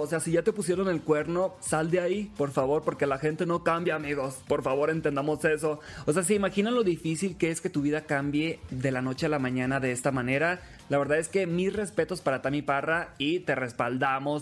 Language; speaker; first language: Spanish; native; Spanish